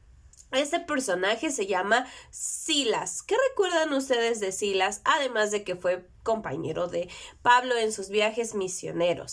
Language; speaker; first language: Spanish; native; Spanish